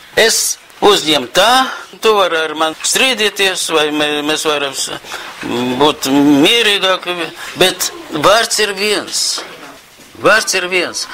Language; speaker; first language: Latvian; non-native, local second language; Russian